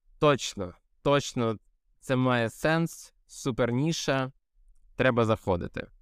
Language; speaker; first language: Ukrainian; native; Ukrainian